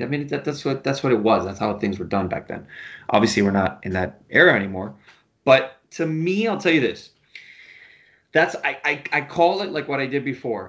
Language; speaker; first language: English; native; English